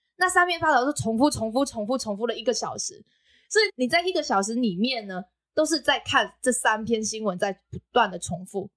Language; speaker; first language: Chinese; non-native, local second language; Cantonese